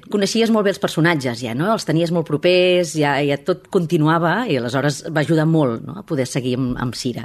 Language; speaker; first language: Catalan; native; Catalan